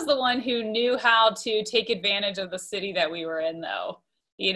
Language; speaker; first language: English; native; English